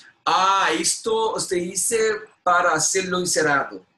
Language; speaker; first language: Spanish; non-native, learner; Portuguese